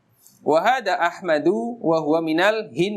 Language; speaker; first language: Arabic; non-native, fluent; Indonesian